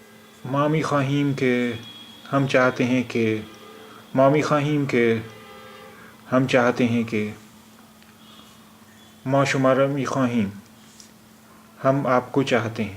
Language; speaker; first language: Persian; non-native, fluent; Urdu